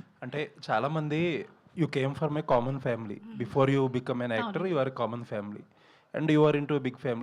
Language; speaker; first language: Telugu; native; Telugu